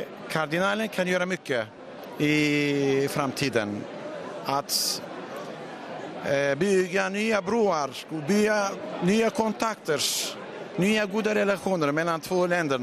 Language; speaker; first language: Swedish; non-native, fluent; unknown